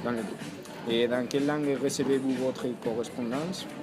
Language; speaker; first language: French; non-native, learner; Spanish